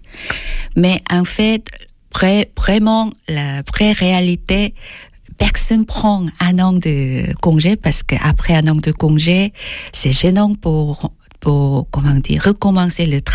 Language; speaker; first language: French; non-native, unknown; Korean